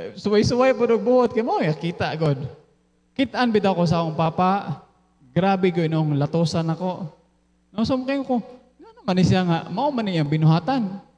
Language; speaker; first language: Cebuano; non-native, local second language; Filipino